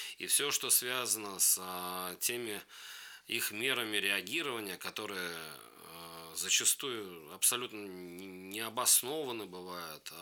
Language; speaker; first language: Russian; native; Russian